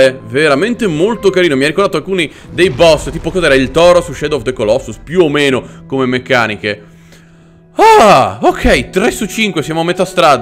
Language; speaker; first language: Italian; native; Italian